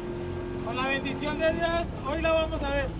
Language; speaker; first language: Spanish; native; Spanish